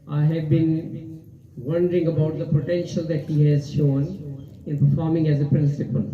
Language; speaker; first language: English; non-native, local second language; Urdu